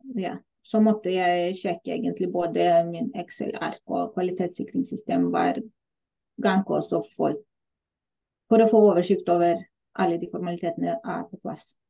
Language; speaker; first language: Norwegian; non-native, fluent; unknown